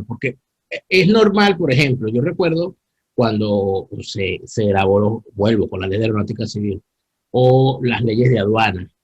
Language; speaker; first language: Spanish; native; Spanish